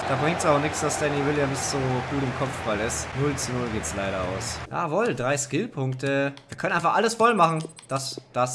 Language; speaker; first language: German; native; German